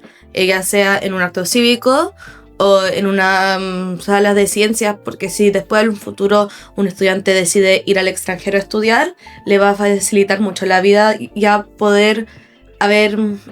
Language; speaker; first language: Spanish; non-native, fluent; English